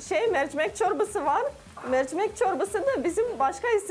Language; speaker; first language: Turkish; non-native, learner; Russian